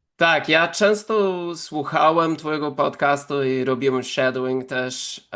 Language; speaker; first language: Polish; non-native, fluent; English